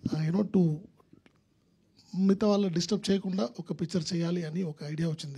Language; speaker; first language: Telugu; non-native, learner; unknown